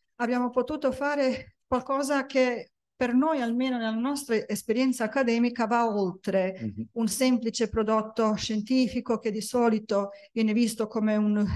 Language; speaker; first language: Italian; non-native, fluent; Bosnian